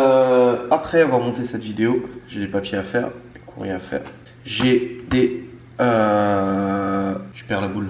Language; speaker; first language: French; native; French